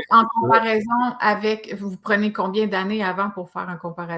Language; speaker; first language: French; native; French